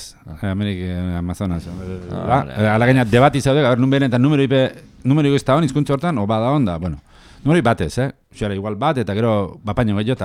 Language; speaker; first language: Basque; native; Basque